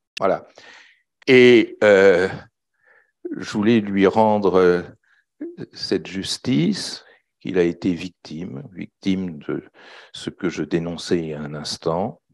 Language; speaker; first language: French; native; French